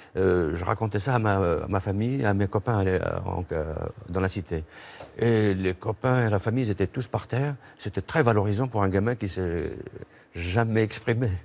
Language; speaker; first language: French; non-native, local second language; Kabyle